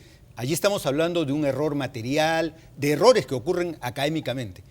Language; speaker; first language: Spanish; native; Spanish